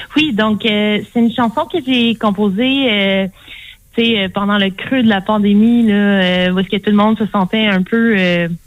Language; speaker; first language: French; native; French